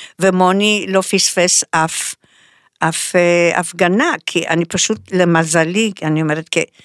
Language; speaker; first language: Hebrew; non-native, fluent; Spanish